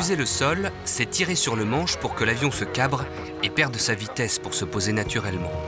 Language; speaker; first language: French; native; French